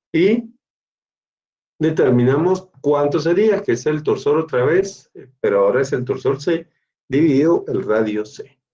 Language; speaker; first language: Spanish; native; Spanish